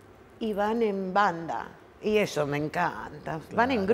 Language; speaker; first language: Spanish; native; Spanish